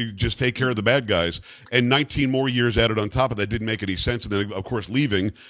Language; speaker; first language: English; native; English